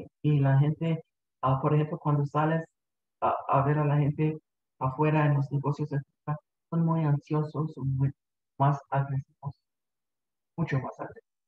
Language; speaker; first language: Spanish; early bilingual, heritage; Spanish